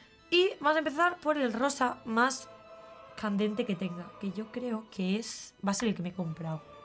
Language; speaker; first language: Spanish; native; Spanish